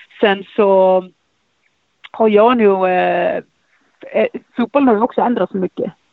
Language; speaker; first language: Swedish; non-native, fluent; Icelandic